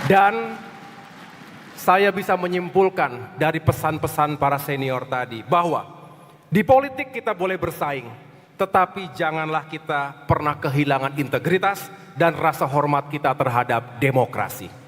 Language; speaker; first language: Indonesian; native; Indonesian